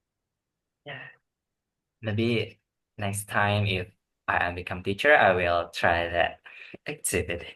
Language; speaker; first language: English; non-native, learner; Indonesian